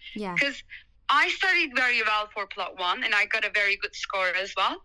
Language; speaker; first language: English; non-native, fluent; Turkish